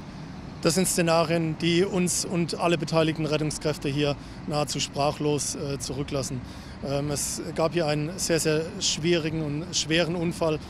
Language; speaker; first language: German; native; German